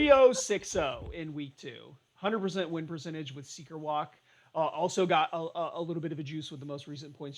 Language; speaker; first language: English; native; English